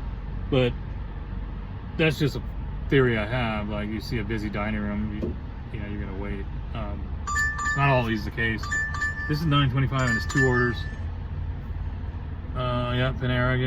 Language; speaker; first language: English; native; English